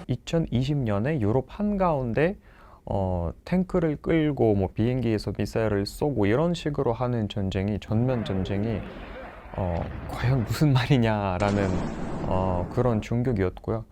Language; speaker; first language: Korean; non-native, fluent; Russian